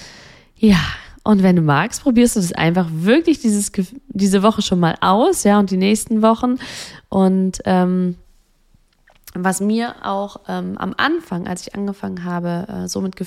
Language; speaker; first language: German; native; German